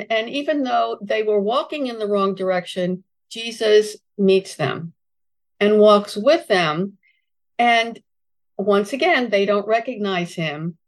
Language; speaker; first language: English; native; English